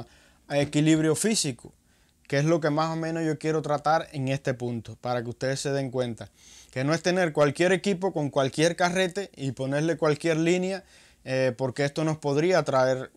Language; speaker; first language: Spanish; native; Spanish